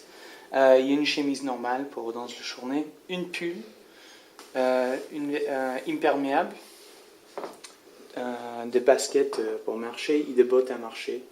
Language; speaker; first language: French; non-native, learner; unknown